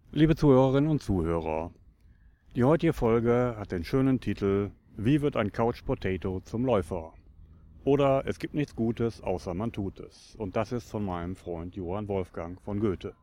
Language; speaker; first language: German; native; German